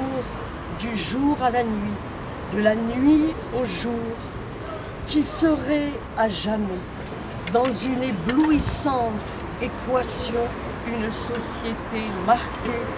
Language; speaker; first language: French; non-native, local second language; Arabic